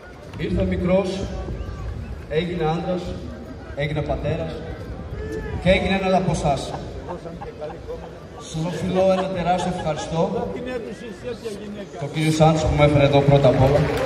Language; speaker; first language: Greek; non-native, fluent; Portuguese